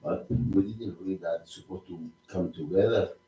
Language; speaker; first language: English; non-native, local second language; Spanish